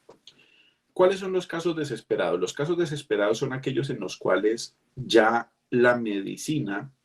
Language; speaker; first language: Spanish; native; Spanish